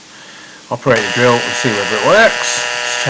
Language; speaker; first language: English; native; English